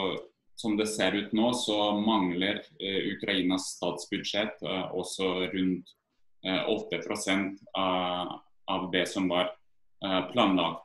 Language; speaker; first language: Norwegian; non-native, fluent; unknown